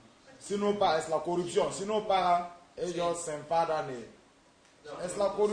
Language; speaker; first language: Spanish; non-native, learner; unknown